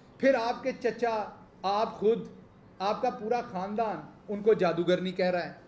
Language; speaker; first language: Urdu; non-native, local second language; Punjabi